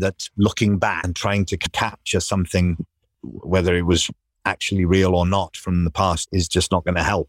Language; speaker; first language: English; native; English